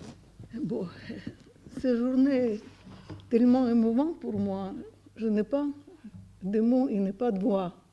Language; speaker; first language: French; non-native, fluent; Russian